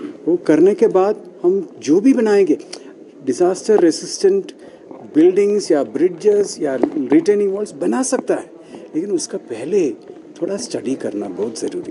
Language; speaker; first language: Hindi; non-native, local second language; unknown